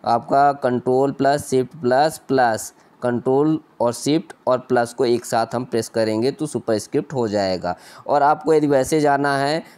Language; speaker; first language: Hindi; native; Hindi